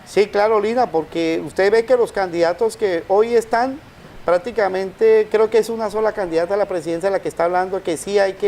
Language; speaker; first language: Spanish; native; Spanish